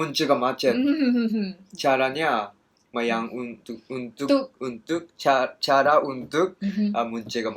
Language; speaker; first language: Indonesian; non-native, learner; Japanese